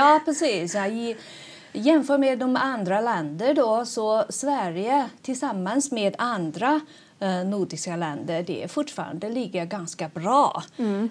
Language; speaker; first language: Swedish; non-native, fluent; Chinese